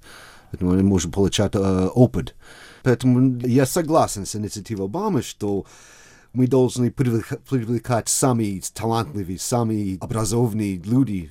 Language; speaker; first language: Russian; non-native, fluent; English